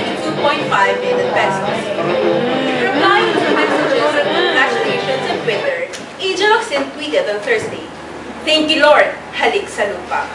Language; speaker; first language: English; non-native, local second language; Filipino